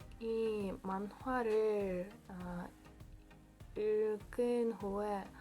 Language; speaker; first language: Korean; non-native, learner; Polish